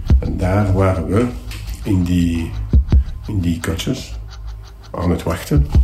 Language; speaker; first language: Dutch; non-native, local second language; French